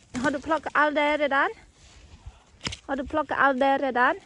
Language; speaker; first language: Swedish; non-native, learner; Thai